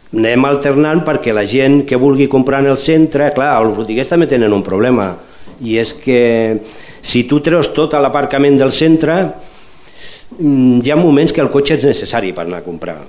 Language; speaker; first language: Catalan; non-native, local second language; Spanish